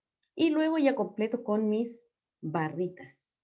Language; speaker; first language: Spanish; native; Spanish